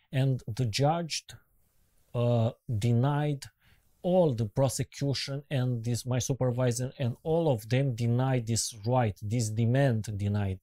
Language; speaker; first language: English; non-native, learner; Romanian